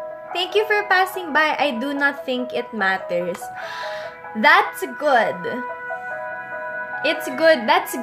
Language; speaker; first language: English; non-native, local second language; Filipino